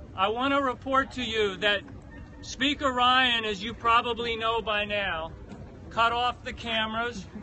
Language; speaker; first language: English; native; English